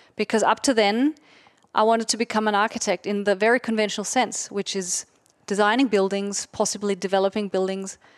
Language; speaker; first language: English; non-native, fluent; German